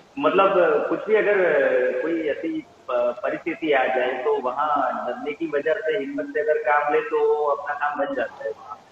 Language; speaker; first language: Hindi; non-native, local second language; Gujarati